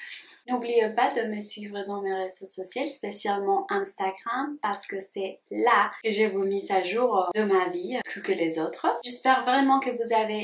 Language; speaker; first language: French; non-native, fluent; Spanish